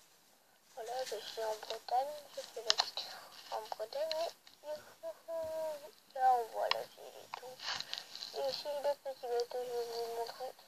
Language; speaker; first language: French; early bilingual, other home language; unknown